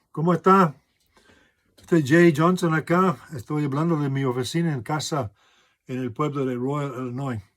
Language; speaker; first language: Spanish; non-native, fluent; English